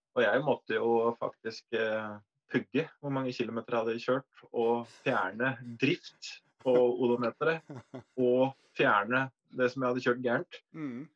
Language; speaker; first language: Norwegian; native; Norwegian